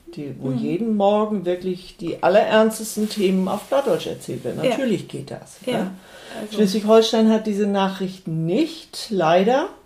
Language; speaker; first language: German; non-native, local second language; Low German